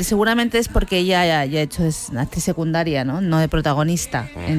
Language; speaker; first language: Spanish; native; Spanish